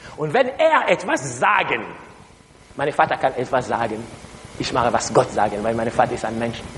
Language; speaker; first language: German; non-native, learner; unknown